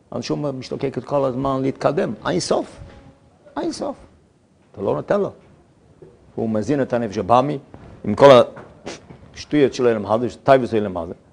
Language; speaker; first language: Hebrew; non-native, fluent; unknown